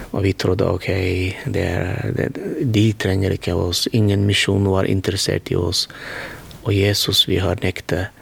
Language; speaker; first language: Norwegian; non-native, fluent; Turkmen